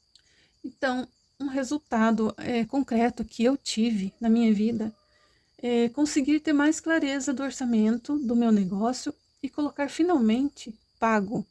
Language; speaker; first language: Portuguese; native; Portuguese